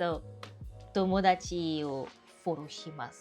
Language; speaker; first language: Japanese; non-native, learner; French